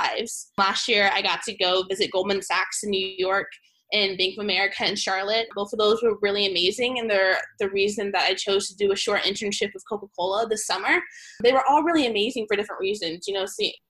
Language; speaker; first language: English; native; English